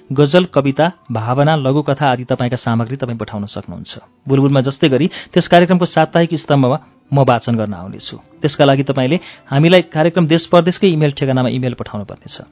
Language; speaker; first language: Nepali; native; Nepali